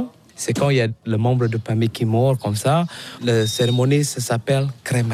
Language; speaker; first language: French; non-native, learner; Balinese